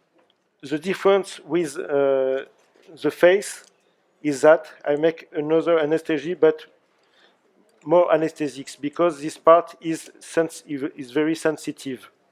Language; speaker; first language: English; non-native, learner; French